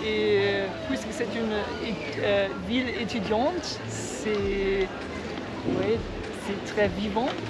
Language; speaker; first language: French; non-native, fluent; German